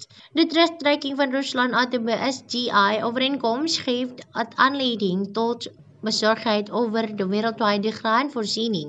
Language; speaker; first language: Dutch; non-native, fluent; Indonesian